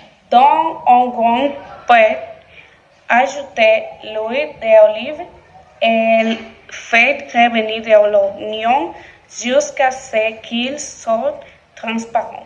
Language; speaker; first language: French; non-native, learner; Spanish